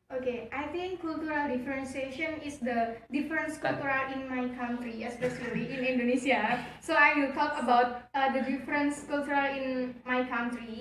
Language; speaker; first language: English; non-native, learner; Javanese